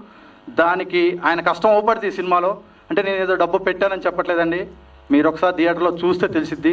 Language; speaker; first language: Telugu; native; Telugu